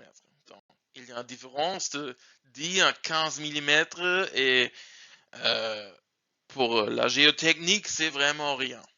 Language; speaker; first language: French; non-native, learner; German